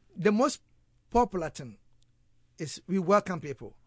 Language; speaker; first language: English; non-native, local second language; Akan